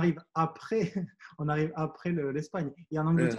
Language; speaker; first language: French; native; French